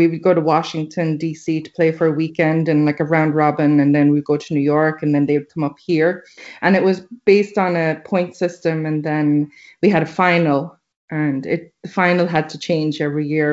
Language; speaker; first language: English; native; English